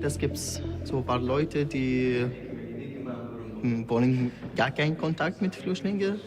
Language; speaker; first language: German; non-native, fluent; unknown